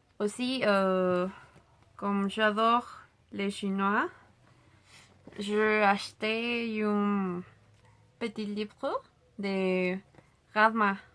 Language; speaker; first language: French; non-native, learner; Spanish